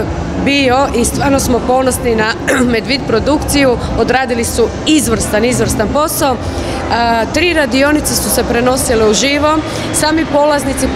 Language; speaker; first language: Croatian; native; Croatian